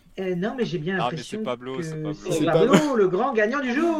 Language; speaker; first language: French; native; French